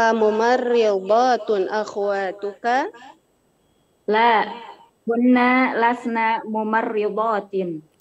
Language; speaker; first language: Arabic; non-native, learner; Indonesian